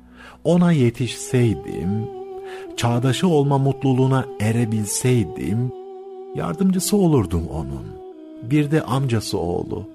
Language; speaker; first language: Turkish; native; Turkish